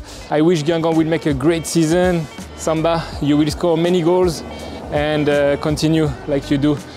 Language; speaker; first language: English; non-native, fluent; French